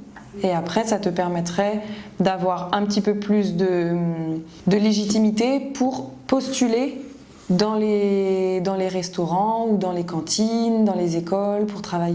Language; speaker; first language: French; native; French